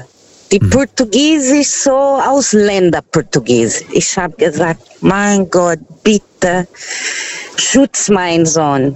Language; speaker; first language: German; non-native, fluent; Portuguese